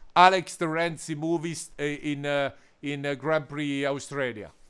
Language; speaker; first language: English; non-native, fluent; Italian